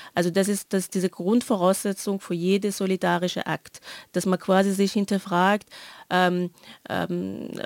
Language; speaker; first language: German; non-native, fluent; Persian